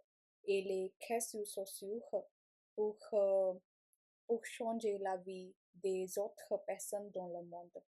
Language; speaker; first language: French; non-native, learner; Punjabi